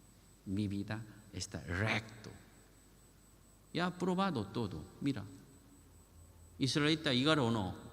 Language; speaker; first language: Spanish; non-native, learner; Korean